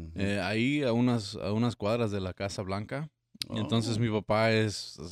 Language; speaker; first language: Spanish; early bilingual, heritage; Spanish